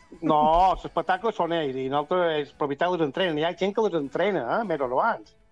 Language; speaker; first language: Catalan; native; Catalan